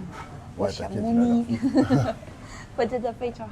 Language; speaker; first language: Chinese; non-native, learner; French